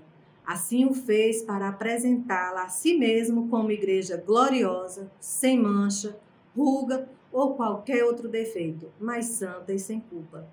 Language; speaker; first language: Portuguese; native; Portuguese